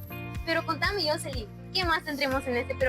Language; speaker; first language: Spanish; native; Spanish